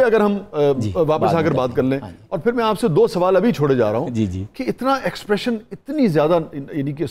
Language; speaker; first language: Urdu; native; Urdu